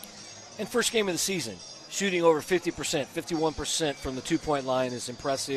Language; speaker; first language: English; native; English